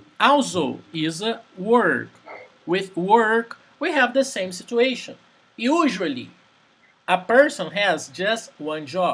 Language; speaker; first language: English; non-native, fluent; Portuguese